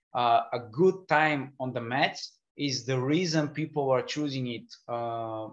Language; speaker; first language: English; non-native, fluent; Bulgarian